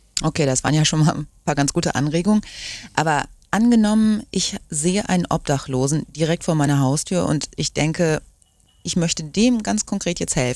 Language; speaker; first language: German; native; German